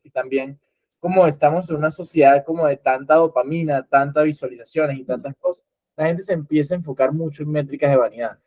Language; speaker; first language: Spanish; native; Spanish